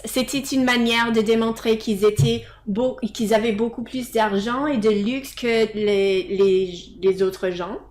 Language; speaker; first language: French; non-native, fluent; English